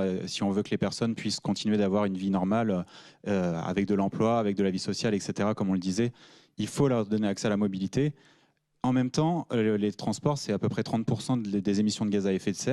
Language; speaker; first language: French; native; French